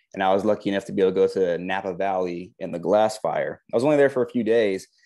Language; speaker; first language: English; native; English